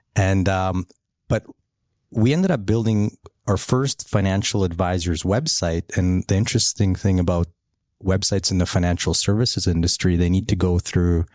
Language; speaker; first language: English; early bilingual, other home language; Polish